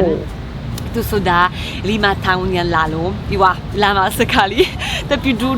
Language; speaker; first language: Indonesian; non-native, fluent; Polish